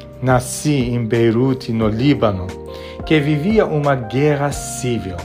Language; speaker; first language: Portuguese; non-native, fluent; Armenian